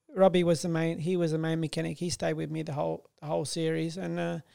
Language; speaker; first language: English; native; English